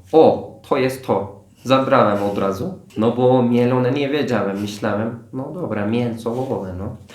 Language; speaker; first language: Polish; non-native, fluent; Turkish